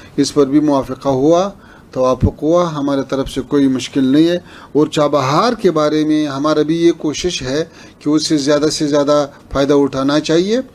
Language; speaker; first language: Hindi; non-native, fluent; Pashto